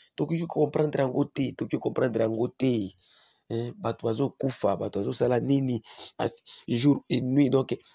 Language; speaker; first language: Lingala; non-native, local second language; Swahili